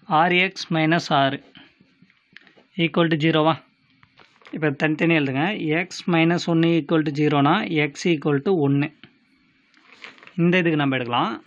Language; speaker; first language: Tamil; native; Tamil